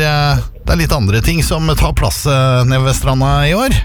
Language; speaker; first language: Norwegian; native; Norwegian